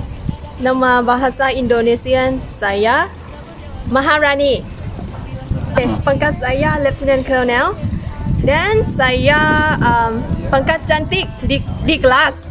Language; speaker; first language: Indonesian; non-native, learner; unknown